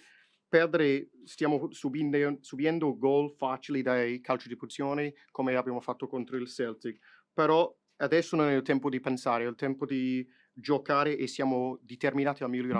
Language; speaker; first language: Italian; non-native, fluent; English